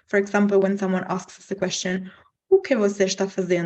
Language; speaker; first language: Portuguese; non-native, fluent; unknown